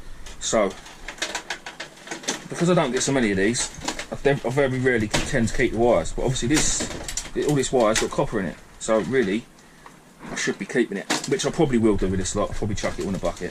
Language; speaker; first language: English; native; English